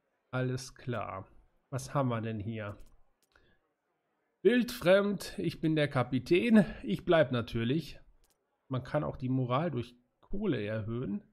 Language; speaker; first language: German; native; German